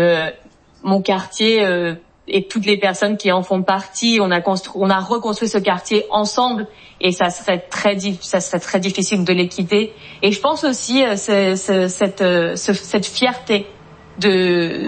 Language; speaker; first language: French; native; French